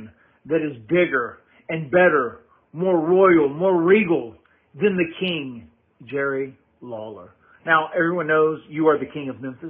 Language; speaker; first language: English; native; English